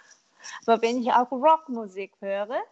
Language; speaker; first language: German; non-native, learner; Korean